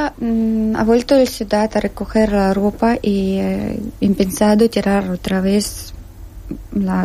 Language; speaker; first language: Spanish; non-native, learner; Ukrainian